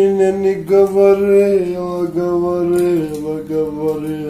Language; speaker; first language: Russian; non-native, learner; Turkish